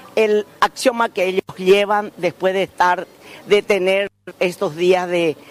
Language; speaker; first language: Spanish; native; Spanish